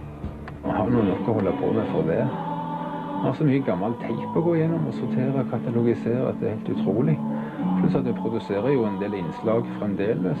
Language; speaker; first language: Norwegian; native; Norwegian